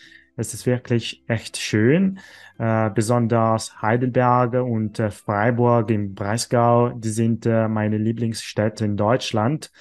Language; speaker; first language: German; non-native, fluent; Italian